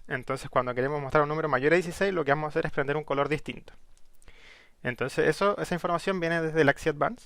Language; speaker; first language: Spanish; native; Spanish